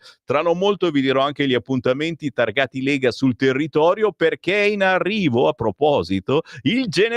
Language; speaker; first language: Italian; native; Italian